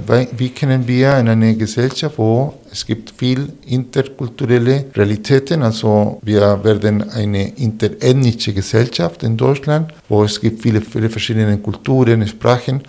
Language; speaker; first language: German; non-native, fluent; Spanish